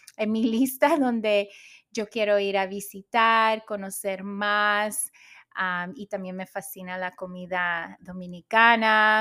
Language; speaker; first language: Spanish; early bilingual, heritage; Spanish